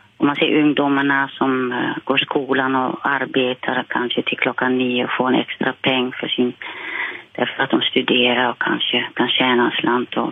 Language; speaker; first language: Swedish; non-native, fluent; Dutch